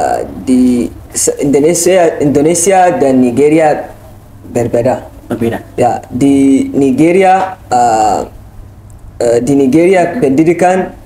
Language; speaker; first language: Indonesian; non-native, learner; Hausa